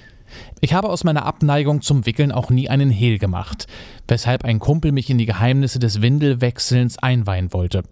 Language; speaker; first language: German; native; German